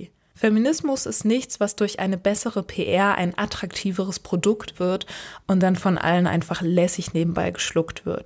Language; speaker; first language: German; native; German